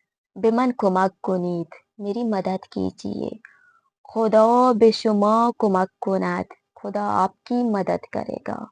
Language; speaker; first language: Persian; non-native, fluent; Urdu